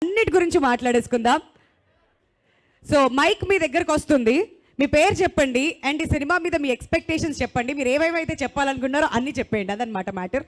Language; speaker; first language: Telugu; native; Telugu